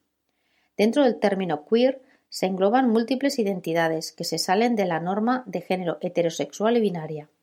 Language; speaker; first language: Spanish; native; Spanish